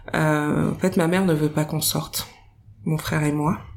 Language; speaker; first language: French; native; French